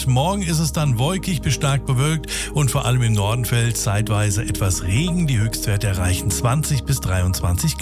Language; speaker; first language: German; native; German